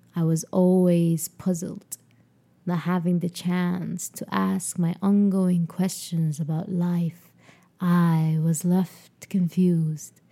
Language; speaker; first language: English; non-native, fluent; Arabic